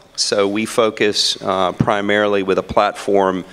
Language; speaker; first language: English; native; English